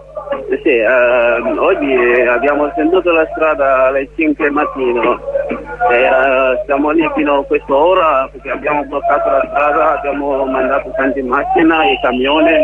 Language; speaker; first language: Italian; non-native, learner; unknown